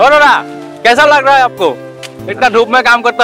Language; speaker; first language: Hindi; non-native, local second language; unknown